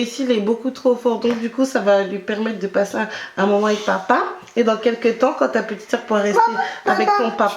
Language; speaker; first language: French; native; French